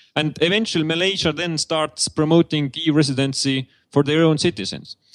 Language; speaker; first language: English; non-native, fluent; Estonian